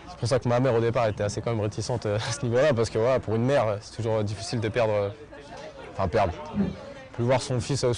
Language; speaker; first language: French; native; French